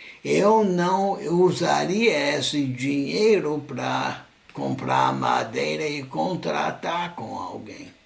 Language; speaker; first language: Portuguese; non-native, fluent; English